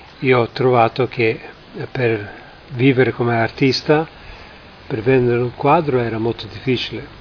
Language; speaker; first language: Italian; non-native, fluent; English